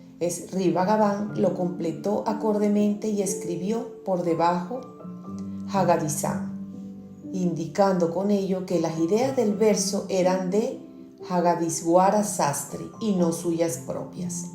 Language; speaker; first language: Spanish; native; Spanish